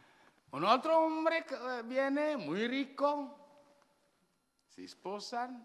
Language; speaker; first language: Spanish; non-native, learner; Wolof